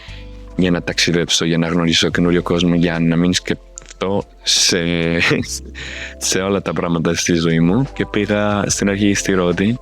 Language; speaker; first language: Greek; non-native, fluent; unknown